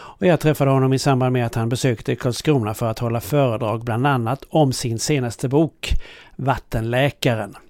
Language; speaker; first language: Swedish; native; Swedish